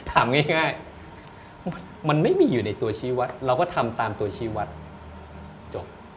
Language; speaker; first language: Thai; native; Thai